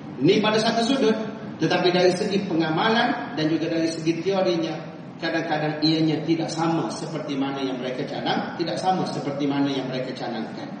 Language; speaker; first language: Malay; native; Malay